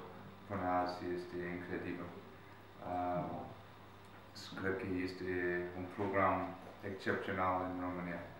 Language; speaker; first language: Romanian; non-native, learner; English